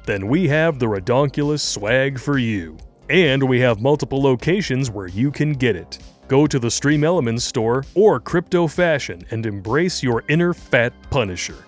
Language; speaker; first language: English; native; English